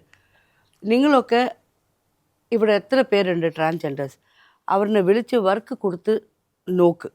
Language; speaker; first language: Malayalam; non-native, local second language; Tamil